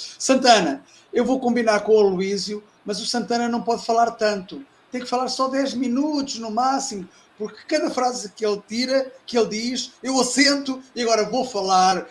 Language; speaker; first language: Portuguese; native; Portuguese